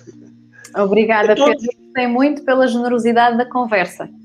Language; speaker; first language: Portuguese; native; Portuguese